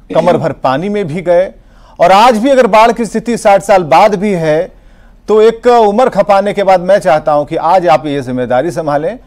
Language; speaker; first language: Hindi; native; Hindi